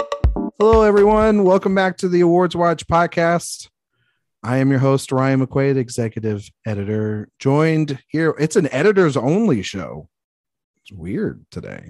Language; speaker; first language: English; native; English